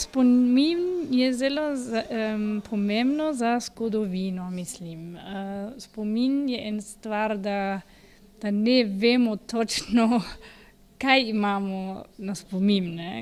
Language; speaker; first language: Slovenian; non-native, learner; Spanish